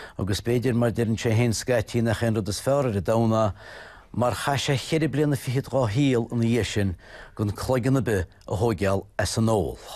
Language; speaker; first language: Irish; native; Irish